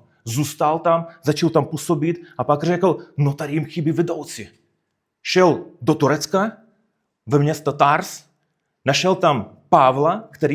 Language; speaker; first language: Czech; non-native, fluent; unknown